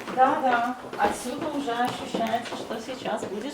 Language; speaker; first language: Russian; native; Russian